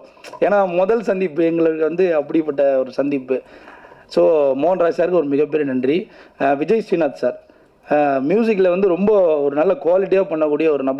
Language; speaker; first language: Tamil; native; Tamil